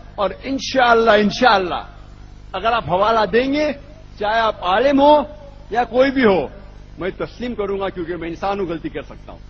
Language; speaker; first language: Urdu; non-native, local second language; Konkani